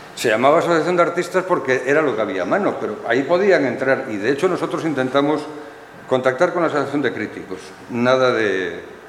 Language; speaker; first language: Spanish; native; Spanish